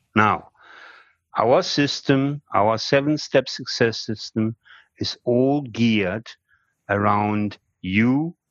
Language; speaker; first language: English; non-native, fluent; German